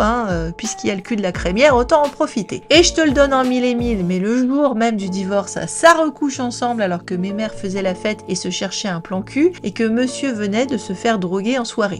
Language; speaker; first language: French; native; French